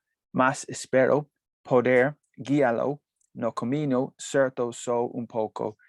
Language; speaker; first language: Portuguese; non-native, learner; English